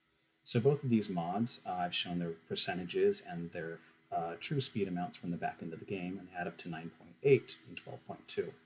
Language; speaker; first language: English; native; English